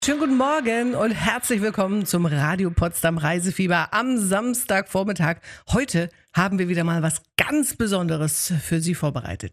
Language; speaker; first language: German; native; German